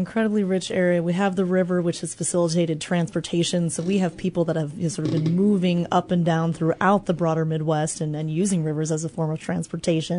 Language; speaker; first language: English; native; English